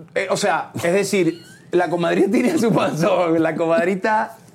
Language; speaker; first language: Spanish; native; Spanish